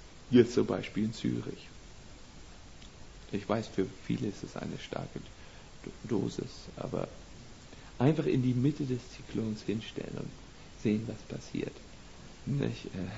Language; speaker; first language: German; native; German